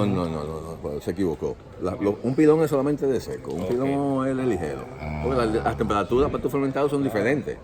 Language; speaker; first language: Spanish; native; Spanish